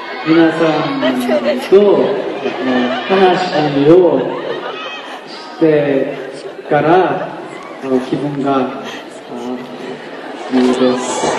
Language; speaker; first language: Japanese; non-native, learner; Korean